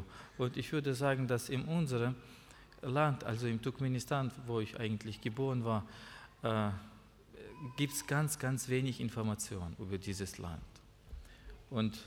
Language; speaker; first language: German; non-native, learner; Russian